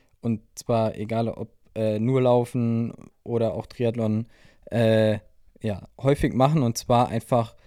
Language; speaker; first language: German; native; German